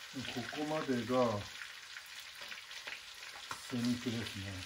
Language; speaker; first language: Japanese; native; Japanese